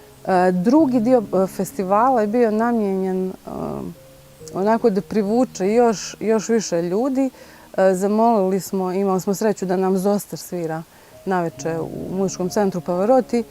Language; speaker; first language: Bosnian; native; Bosnian